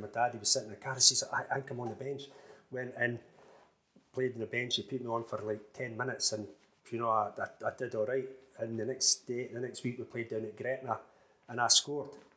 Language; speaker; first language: English; native; English